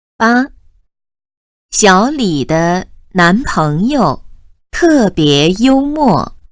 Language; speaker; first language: Chinese; native; Chinese